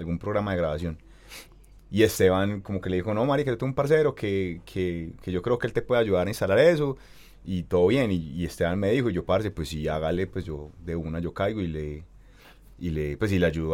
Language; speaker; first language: Spanish; native; Spanish